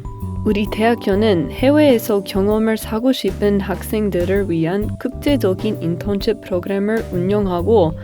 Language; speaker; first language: Korean; non-native, learner; English